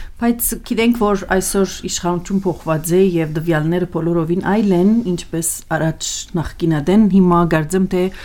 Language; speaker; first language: Armenian; early bilingual, heritage; Armenian